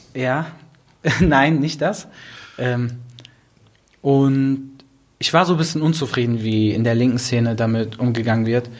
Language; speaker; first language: German; native; German